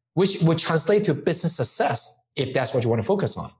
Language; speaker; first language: English; non-native, local second language; Cantonese